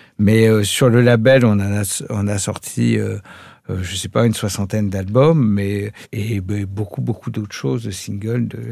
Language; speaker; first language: French; native; French